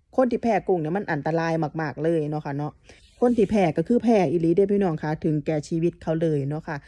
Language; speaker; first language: Thai; native; Thai